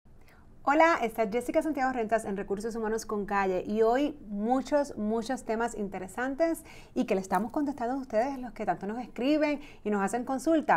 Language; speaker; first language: Spanish; native; Spanish